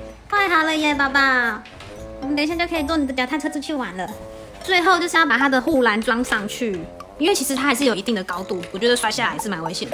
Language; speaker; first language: Chinese; native; Chinese